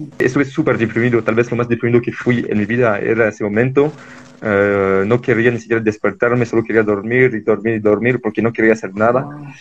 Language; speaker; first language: Spanish; non-native, fluent; French